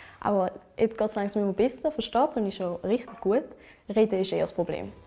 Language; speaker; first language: German; native; German